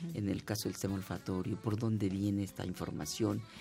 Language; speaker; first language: Spanish; native; Spanish